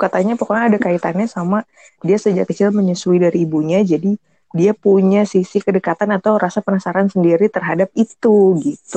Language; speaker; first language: Indonesian; native; Indonesian